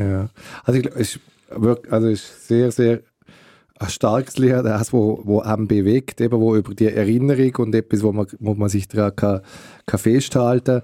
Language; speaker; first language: German; native; German